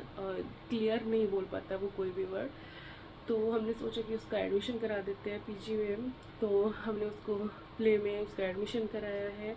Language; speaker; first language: Hindi; native; Hindi